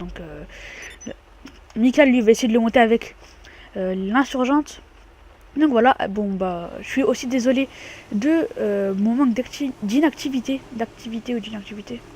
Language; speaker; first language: French; native; French